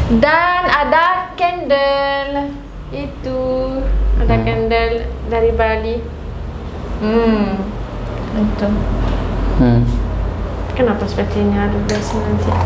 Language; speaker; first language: Indonesian; non-native, learner; French